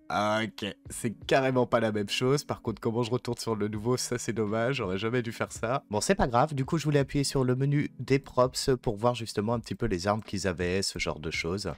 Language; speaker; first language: French; native; French